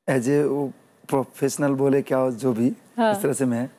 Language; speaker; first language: Hindi; native; Hindi